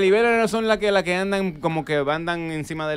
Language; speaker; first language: Spanish; native; Spanish